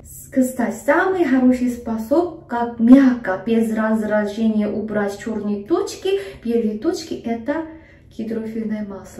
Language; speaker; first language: Russian; non-native, fluent; Korean